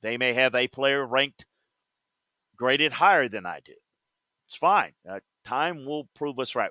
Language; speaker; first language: English; native; English